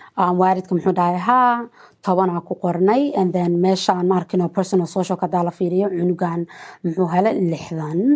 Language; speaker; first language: Somali; early bilingual, heritage; Somali